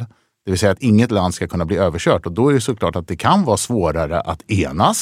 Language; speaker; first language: Swedish; native; Swedish